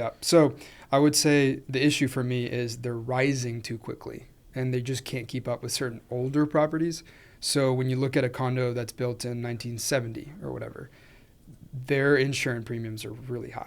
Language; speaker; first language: English; non-native, fluent; Spanish